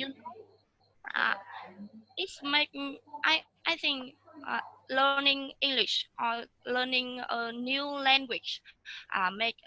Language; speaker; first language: English; non-native, learner; Vietnamese